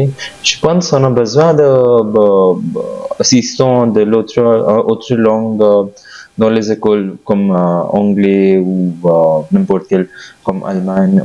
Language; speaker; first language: French; non-native, learner; Hindi